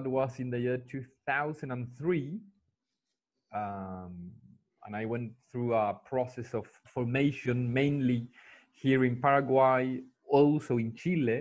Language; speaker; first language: English; non-native, fluent; Spanish